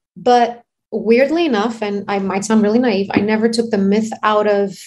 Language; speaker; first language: English; non-native, fluent; Greek